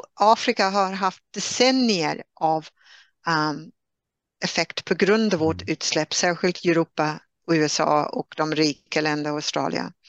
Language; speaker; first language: Swedish; non-native, fluent; English